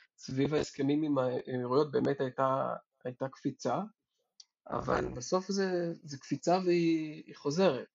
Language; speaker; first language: Hebrew; native; Hebrew